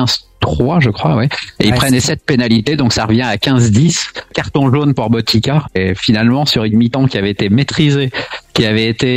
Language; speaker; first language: French; native; French